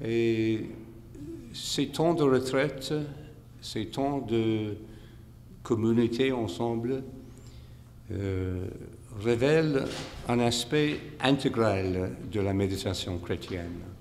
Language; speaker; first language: French; non-native, fluent; English